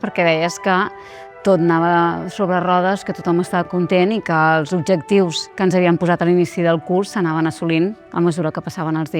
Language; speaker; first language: Catalan; native; Catalan